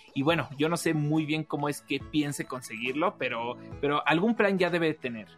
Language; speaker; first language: Spanish; native; Spanish